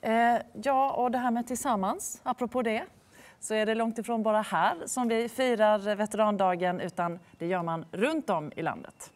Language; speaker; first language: Swedish; native; Swedish